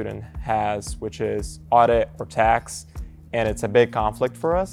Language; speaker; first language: English; non-native, fluent; Portuguese